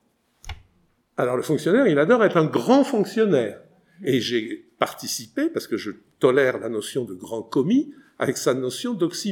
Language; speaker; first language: French; native; French